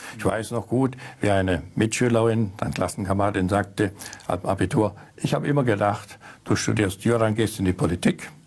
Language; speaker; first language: German; native; German